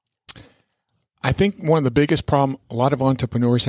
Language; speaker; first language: English; early bilingual, other home language; Italian